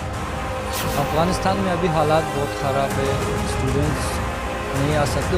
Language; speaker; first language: Hindi; non-native, fluent; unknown